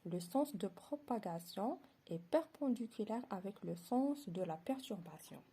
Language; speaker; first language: French; non-native, local second language; Arabic